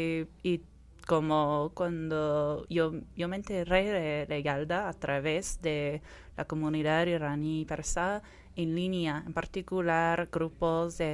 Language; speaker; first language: Spanish; non-native, fluent; English